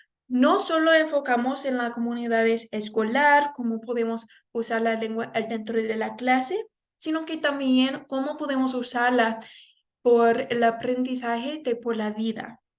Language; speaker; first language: Spanish; non-native, fluent; English